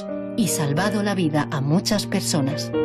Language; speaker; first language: Spanish; native; Spanish